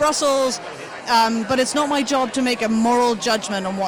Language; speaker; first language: English; native; English